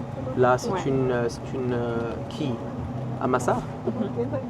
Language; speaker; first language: French; non-native, learner; Arabic